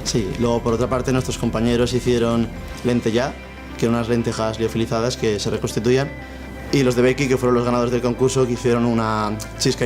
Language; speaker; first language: Spanish; native; Spanish